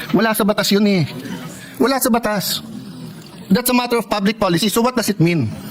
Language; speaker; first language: Filipino; native; Filipino